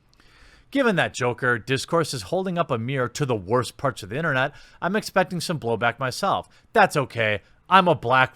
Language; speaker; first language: English; native; English